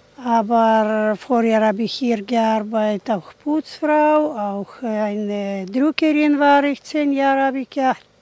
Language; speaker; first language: German; early bilingual, heritage; German